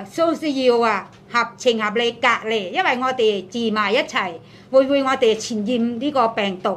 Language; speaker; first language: Cantonese; non-native, fluent; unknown